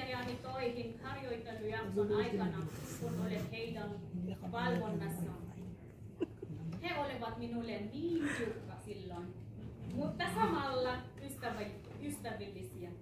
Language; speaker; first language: Finnish; non-native, learner; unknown